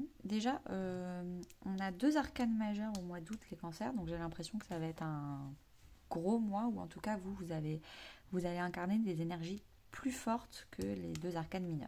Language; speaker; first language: French; native; French